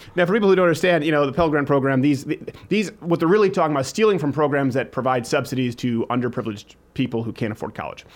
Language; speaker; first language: English; native; English